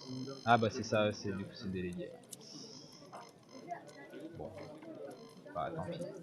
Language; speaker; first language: French; native; French